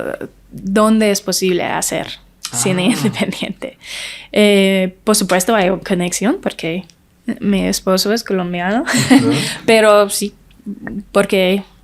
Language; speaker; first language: Spanish; non-native, learner; English